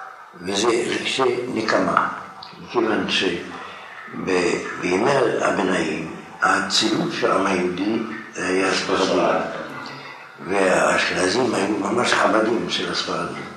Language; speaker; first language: Hebrew; non-native, fluent; French